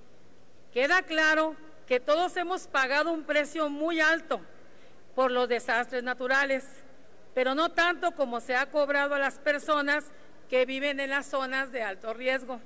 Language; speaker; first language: Spanish; native; Spanish